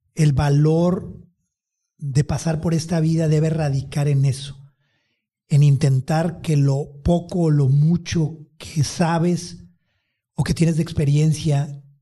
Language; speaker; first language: Spanish; native; Spanish